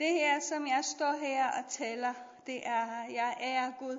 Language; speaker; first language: Danish; non-native, learner; Persian